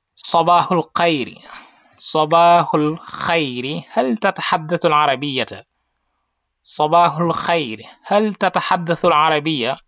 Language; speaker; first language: Arabic; non-native, fluent; Wolof